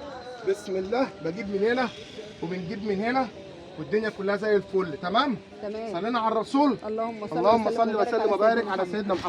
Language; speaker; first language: Arabic; native; Arabic